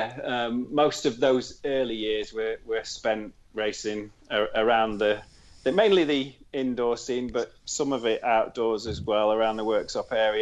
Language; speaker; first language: English; native; English